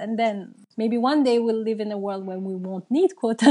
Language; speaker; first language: English; non-native, fluent; Turkish